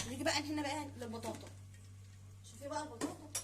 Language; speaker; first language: Arabic; native; Arabic